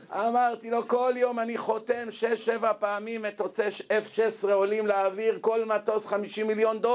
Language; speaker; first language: Hebrew; native; Hebrew